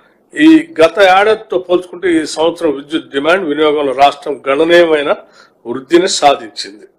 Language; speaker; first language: Telugu; native; Telugu